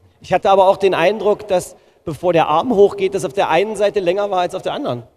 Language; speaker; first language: German; native; German